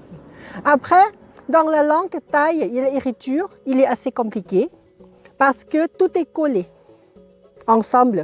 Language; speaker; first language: French; non-native, fluent; Thai